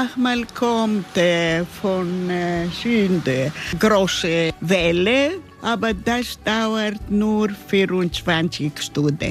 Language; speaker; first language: German; non-native, learner; Greek